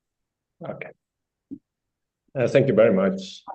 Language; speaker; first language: English; non-native, fluent; Japanese